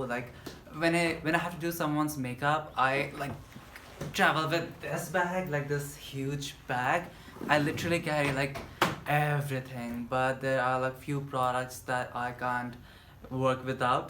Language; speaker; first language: English; non-native, local second language; Nepali